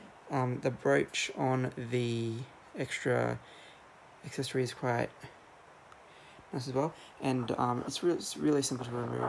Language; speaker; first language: English; native; English